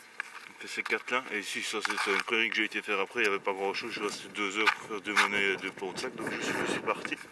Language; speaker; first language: French; native; French